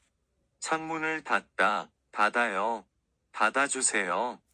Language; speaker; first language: Korean; non-native, learner; Filipino